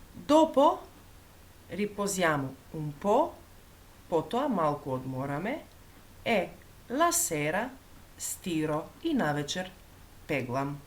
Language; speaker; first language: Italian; non-native, fluent; Macedonian